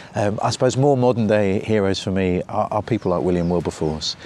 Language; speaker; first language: English; native; English